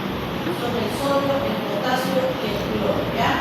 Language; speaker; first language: Spanish; native; Spanish